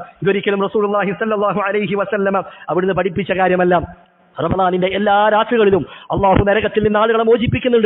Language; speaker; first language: Malayalam; native; Malayalam